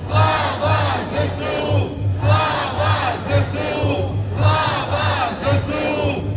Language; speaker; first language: Ukrainian; native; Ukrainian